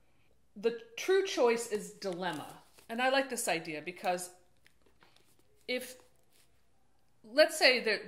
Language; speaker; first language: English; native; English